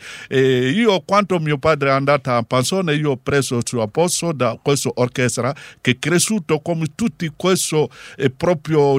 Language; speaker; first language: Italian; non-native, learner; Bambara